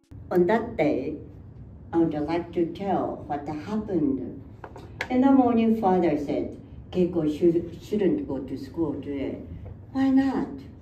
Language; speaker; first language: English; non-native, fluent; Japanese